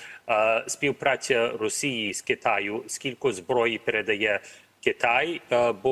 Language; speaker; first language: Ukrainian; early bilingual, heritage; Ukrainian